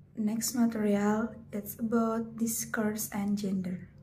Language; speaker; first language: English; non-native, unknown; Indonesian